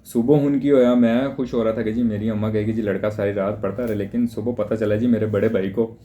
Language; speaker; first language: Urdu; non-native, local second language; Punjabi